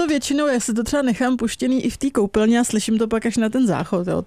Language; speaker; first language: Czech; native; Czech